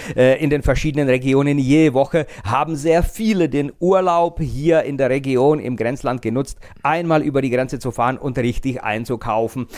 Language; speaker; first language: German; non-native, fluent; Czech